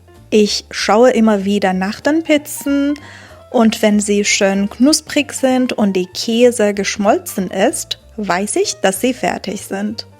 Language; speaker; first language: German; non-native, fluent; Persian